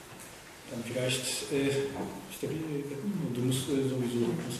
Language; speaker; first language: German; non-native, fluent; Japanese